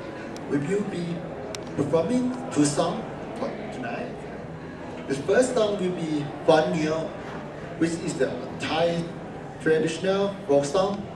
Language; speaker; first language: English; non-native, learner; Thai